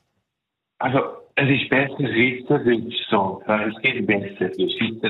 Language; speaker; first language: German; early bilingual, heritage; Italian